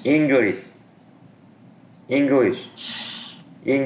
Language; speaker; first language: English; non-native, learner; Korean